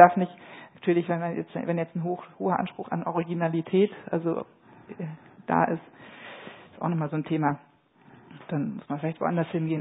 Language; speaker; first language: German; native; German